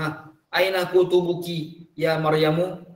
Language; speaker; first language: Arabic; non-native, fluent; Indonesian